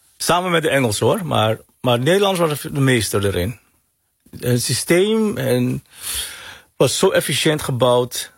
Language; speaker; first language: Dutch; early bilingual, other home language; Hakka Chinese